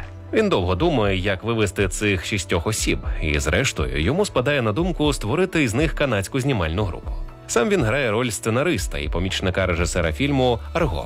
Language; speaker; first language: Ukrainian; native; Ukrainian